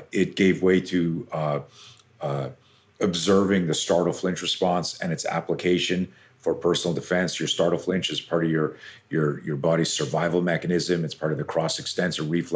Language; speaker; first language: English; native; English